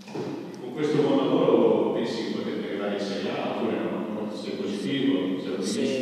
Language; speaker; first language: Italian; native; Italian